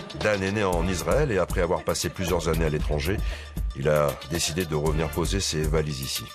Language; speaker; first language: French; native; French